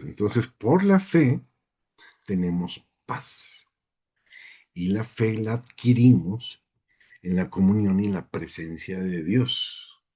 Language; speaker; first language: Spanish; native; Spanish